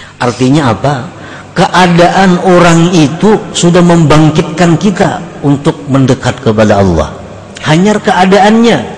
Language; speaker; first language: Indonesian; non-native, local second language; Banjar